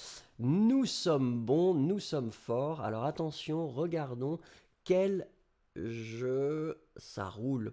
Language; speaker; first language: French; native; French